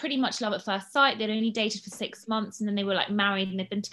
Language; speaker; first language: English; native; English